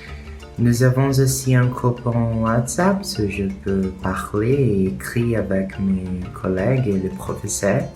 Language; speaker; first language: French; non-native, learner; Portuguese